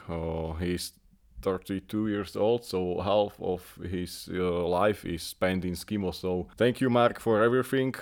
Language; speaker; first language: English; non-native, fluent; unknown